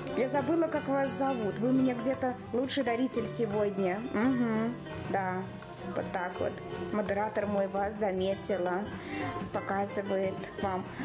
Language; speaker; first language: Russian; native; Russian